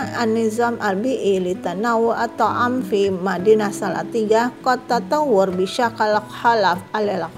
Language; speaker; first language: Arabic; non-native, fluent; Indonesian